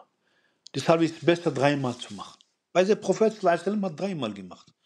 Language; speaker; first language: German; non-native, fluent; Arabic